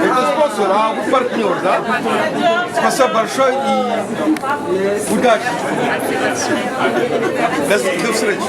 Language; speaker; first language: Russian; non-native, learner; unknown